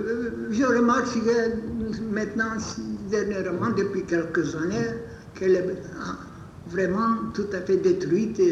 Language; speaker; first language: French; non-native, fluent; Bulgarian